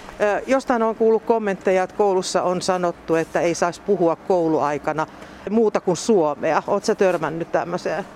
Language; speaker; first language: Finnish; native; Finnish